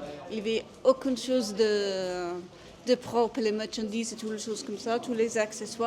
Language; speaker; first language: French; non-native, learner; English